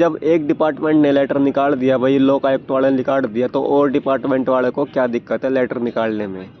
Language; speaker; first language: Hindi; native; Hindi